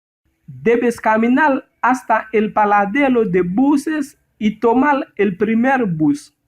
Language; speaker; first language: Spanish; non-native, learner; Haitian Creole